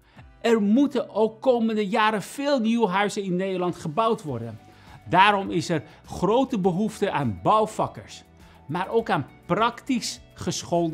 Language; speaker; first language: Dutch; non-native, fluent; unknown